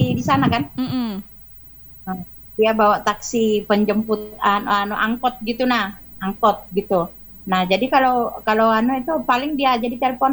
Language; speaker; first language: Indonesian; native; Indonesian